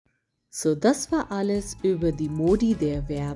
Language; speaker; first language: German; non-native, fluent; Hindi